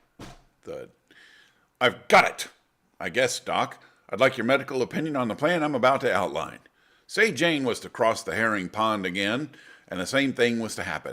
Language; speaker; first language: English; native; English